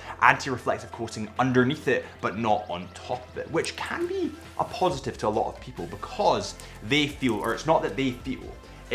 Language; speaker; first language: English; native; English